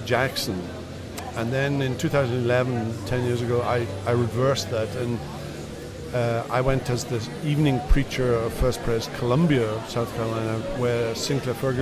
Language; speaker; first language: English; native; English